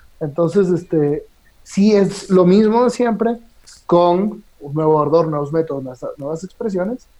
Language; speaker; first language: Spanish; native; Spanish